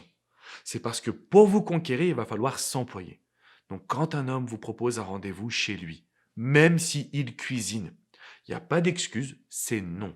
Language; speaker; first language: French; native; French